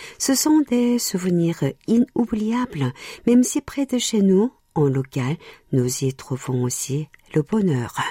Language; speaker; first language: French; non-native, fluent; Korean